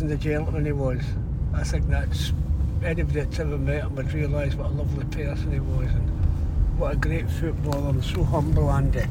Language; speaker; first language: English; native; English